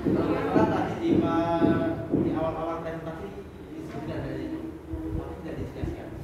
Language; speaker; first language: Indonesian; native; Indonesian